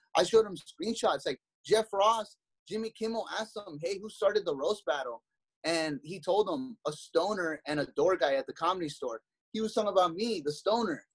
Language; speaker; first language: English; native; English